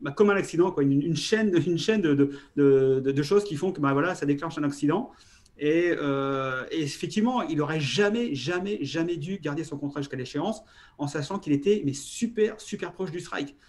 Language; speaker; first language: French; native; French